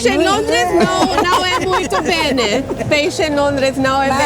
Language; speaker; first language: Italian; non-native, learner; English